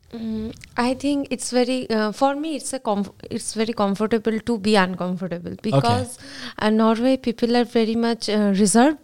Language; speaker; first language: English; non-native, local second language; Bangla